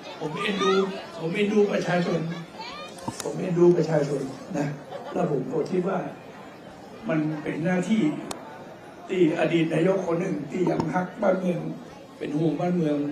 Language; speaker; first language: Thai; native; Thai